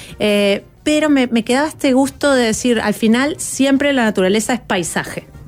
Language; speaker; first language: Spanish; native; Spanish